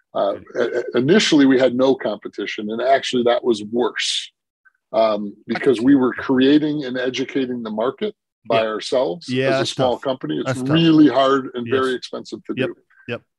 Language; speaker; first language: English; native; English